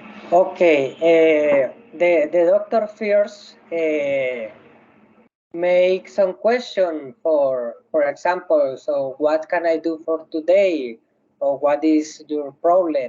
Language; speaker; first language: English; non-native, learner; Spanish